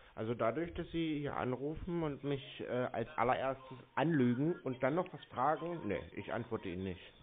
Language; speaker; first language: German; native; German